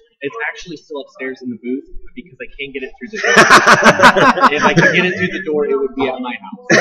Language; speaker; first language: English; native; English